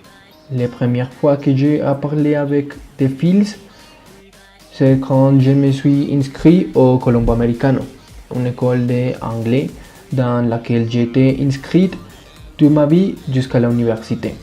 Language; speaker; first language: French; non-native, learner; Spanish